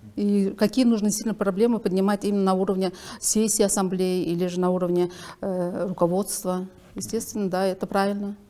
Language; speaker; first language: Russian; native; Russian